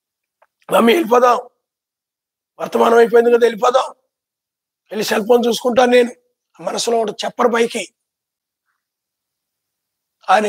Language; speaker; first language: Telugu; native; Telugu